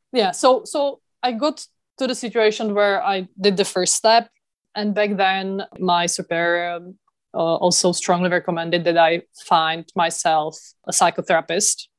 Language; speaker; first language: English; non-native, fluent; Czech